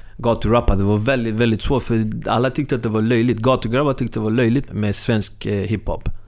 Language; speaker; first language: Swedish; early bilingual, other home language; Spanish